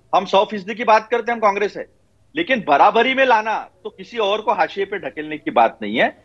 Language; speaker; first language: Hindi; non-native, local second language; Marathi